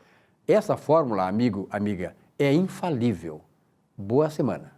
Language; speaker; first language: Portuguese; native; Portuguese